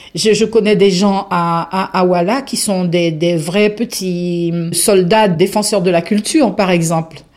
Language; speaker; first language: French; non-native, local second language; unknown